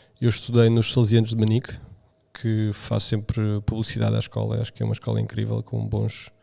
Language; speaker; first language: Portuguese; early bilingual, other home language; Romanian